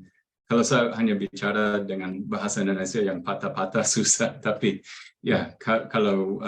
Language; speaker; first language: Indonesian; non-native, fluent; English